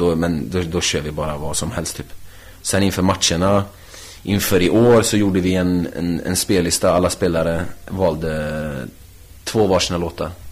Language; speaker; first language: Swedish; native; Swedish